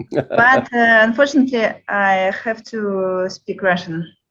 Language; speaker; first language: English; non-native, learner; Russian